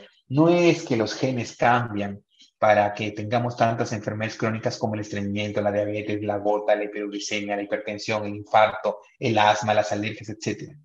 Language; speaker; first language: Spanish; native; Spanish